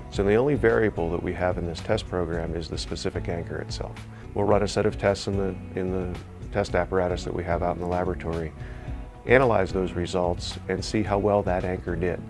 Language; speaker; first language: English; native; English